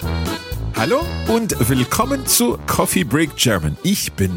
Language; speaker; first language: German; non-native, learner; English